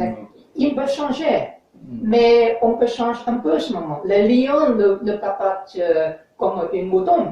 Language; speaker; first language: French; non-native, learner; English